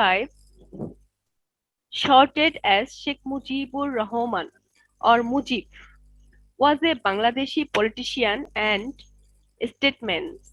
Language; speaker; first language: English; non-native, local second language; Bangla